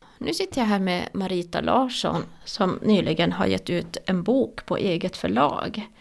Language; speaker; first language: Swedish; native; Swedish